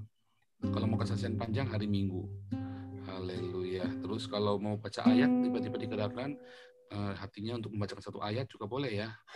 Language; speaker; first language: Indonesian; native; Indonesian